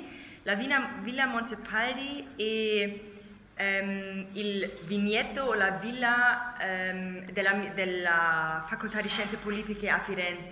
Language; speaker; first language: Italian; non-native, learner; German